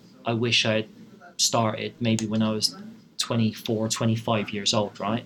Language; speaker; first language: English; native; English